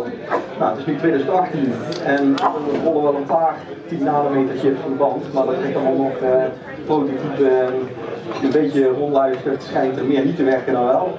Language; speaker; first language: Dutch; native; Dutch